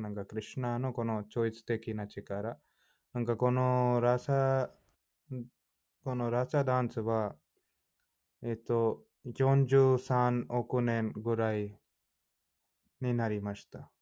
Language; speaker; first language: Japanese; non-native, fluent; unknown